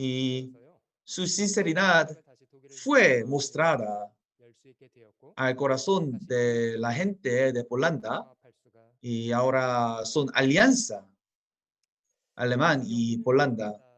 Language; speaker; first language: Spanish; non-native, fluent; Korean